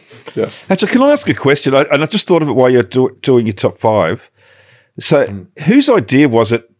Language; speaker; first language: English; native; English